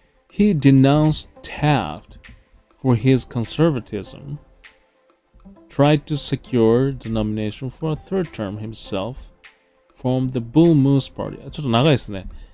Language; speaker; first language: English; non-native, fluent; Japanese